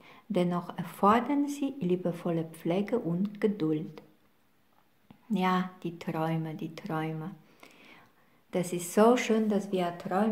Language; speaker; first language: German; non-native, fluent; Polish